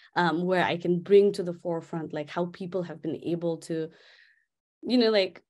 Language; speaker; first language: English; non-native, local second language; Nepali